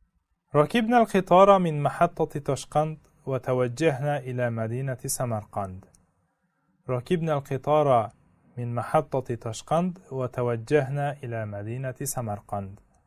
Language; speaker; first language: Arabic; non-native, fluent; Uzbek